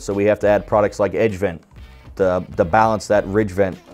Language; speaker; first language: English; native; English